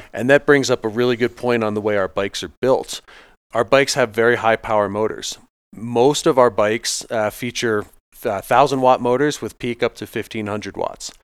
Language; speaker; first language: English; native; English